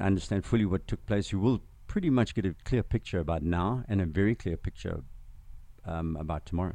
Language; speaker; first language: English; non-native, local second language; Zulu